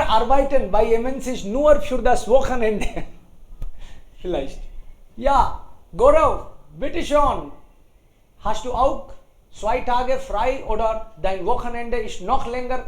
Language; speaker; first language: German; non-native, fluent; Hindi